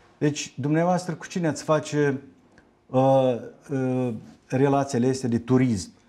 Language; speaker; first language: Romanian; native; Romanian